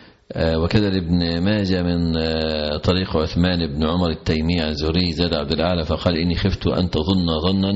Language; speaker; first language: Arabic; native; Arabic